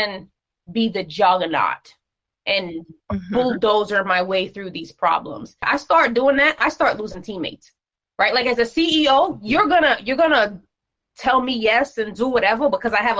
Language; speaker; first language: English; native; English